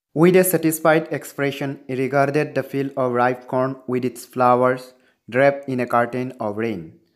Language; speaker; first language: English; non-native, local second language; Assamese